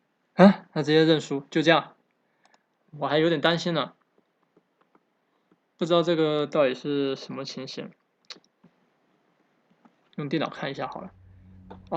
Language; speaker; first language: Chinese; native; Chinese